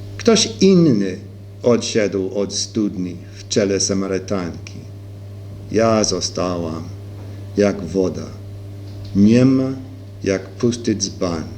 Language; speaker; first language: Polish; early bilingual, heritage; Polish